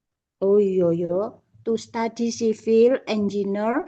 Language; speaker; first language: English; non-native, learner; Javanese